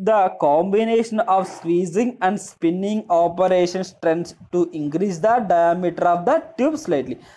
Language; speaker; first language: English; non-native, local second language; Telugu